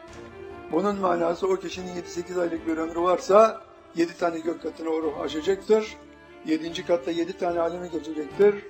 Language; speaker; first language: Turkish; native; Turkish